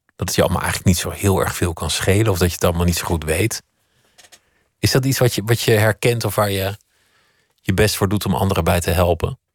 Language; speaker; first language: Dutch; native; Dutch